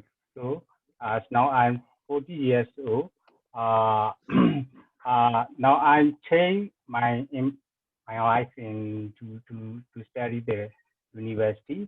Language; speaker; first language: English; non-native, learner; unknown